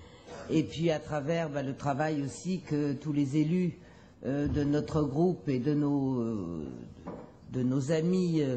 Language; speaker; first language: French; native; French